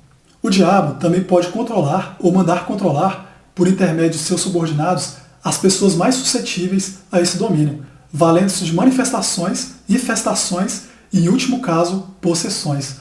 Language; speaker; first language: Portuguese; native; Portuguese